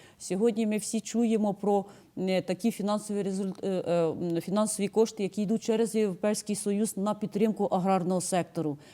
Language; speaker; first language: Ukrainian; native; Ukrainian